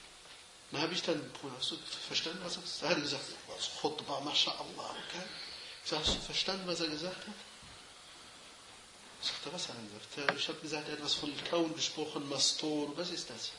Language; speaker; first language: German; non-native, fluent; Arabic